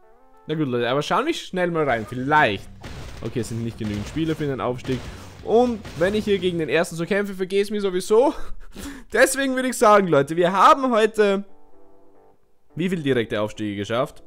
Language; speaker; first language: German; native; German